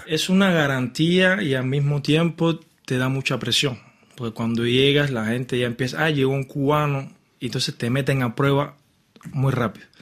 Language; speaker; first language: Spanish; native; Spanish